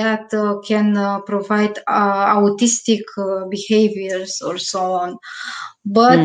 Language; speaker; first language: English; non-native, learner; Romanian